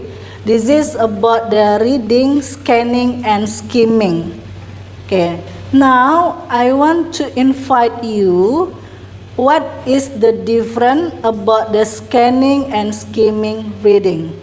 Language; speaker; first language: English; non-native, learner; Indonesian